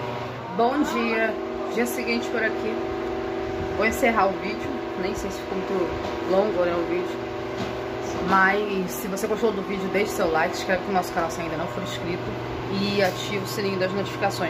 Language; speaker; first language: Portuguese; native; Portuguese